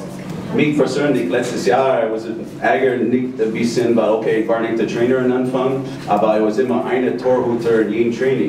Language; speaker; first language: German; non-native, fluent; English